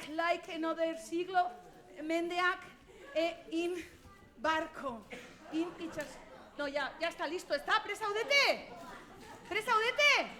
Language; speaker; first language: Spanish; native; Spanish